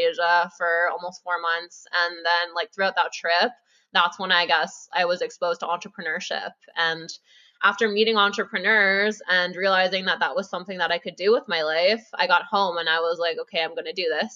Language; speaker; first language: English; native; English